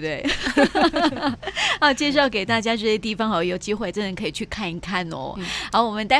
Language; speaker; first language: Chinese; native; Chinese